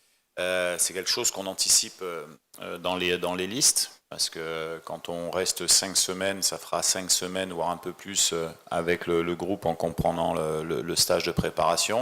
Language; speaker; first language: French; native; French